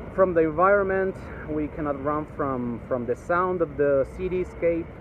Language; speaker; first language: English; early bilingual, other home language; Spanish